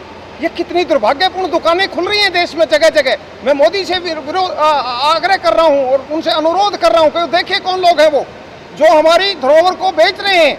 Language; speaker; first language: Hindi; native; Hindi